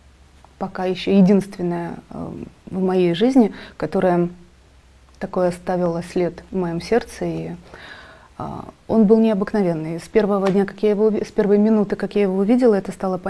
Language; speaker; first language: Russian; native; Russian